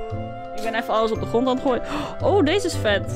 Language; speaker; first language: Dutch; native; Dutch